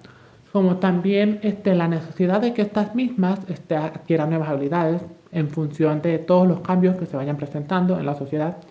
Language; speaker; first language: Spanish; native; Spanish